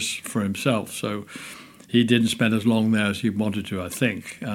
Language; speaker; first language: English; native; English